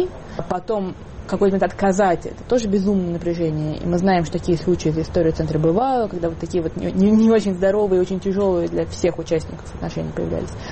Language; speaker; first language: Russian; native; Russian